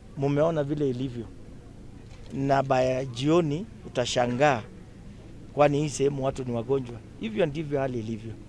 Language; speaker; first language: Swahili; non-native, local second language; Kalenjin